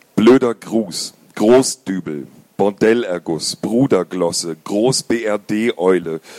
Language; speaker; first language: German; native; German